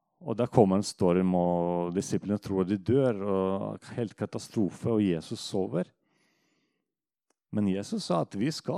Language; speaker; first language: Norwegian; non-native, fluent; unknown